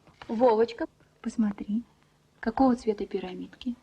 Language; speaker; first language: Russian; native; Russian